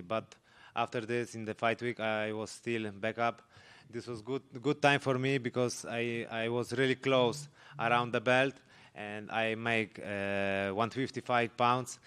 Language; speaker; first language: English; non-native, learner; Polish